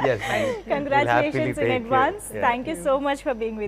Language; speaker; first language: Telugu; native; Telugu